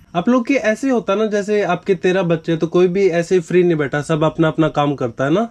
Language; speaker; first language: Hindi; native; Hindi